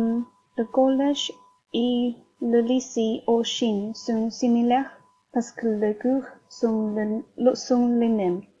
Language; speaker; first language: French; non-native, learner; Chinese